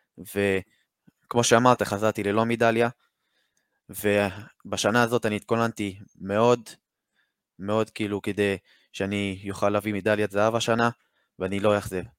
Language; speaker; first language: Hebrew; native; Hebrew